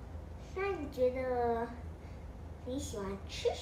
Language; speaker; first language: Chinese; non-native, fluent; Vietnamese